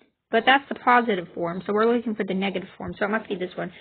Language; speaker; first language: English; native; English